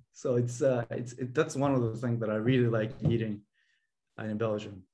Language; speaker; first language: English; non-native, fluent; Japanese